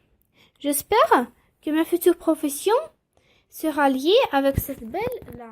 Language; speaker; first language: French; non-native, fluent; Russian